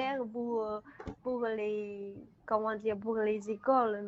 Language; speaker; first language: French; non-native, learner; Chinese